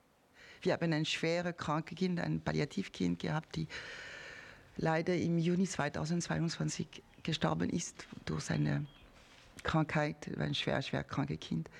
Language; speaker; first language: German; non-native, fluent; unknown